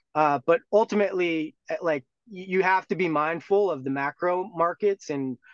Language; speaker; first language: English; native; English